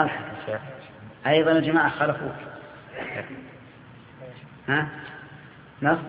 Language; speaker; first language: Arabic; native; Arabic